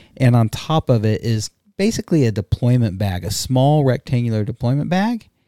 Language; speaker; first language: English; native; English